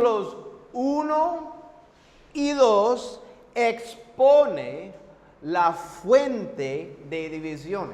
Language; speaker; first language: Spanish; non-native, fluent; English